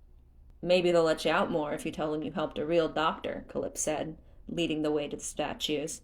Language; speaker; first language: English; native; English